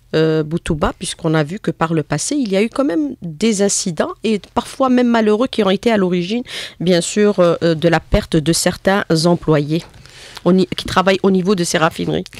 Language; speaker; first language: French; non-native, local second language; Arabic